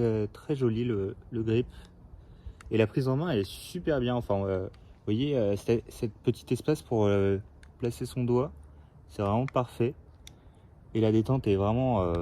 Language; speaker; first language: French; native; French